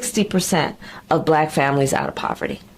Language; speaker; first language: English; native; English